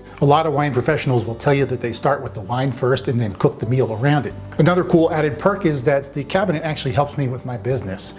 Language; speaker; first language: English; native; English